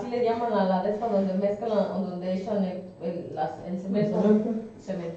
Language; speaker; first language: Spanish; native; Spanish